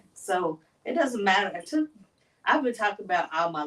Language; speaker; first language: English; native; English